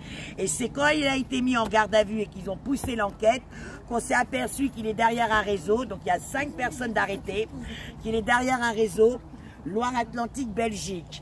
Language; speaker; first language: French; native; French